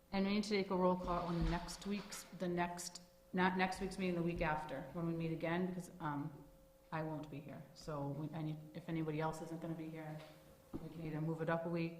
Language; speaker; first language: English; native; English